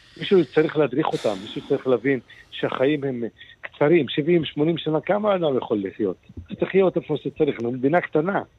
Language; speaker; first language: Hebrew; non-native, local second language; Arabic